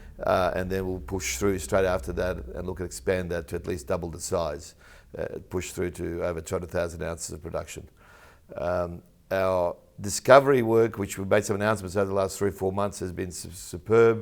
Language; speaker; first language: English; native; English